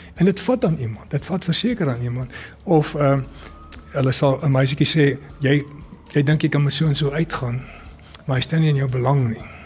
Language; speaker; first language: Afrikaans; early bilingual, other home language; English